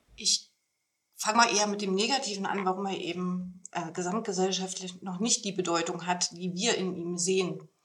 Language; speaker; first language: German; native; German